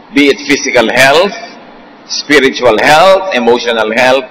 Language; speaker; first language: English; non-native, local second language; Filipino